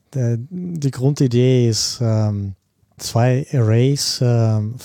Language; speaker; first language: German; non-native, fluent; Russian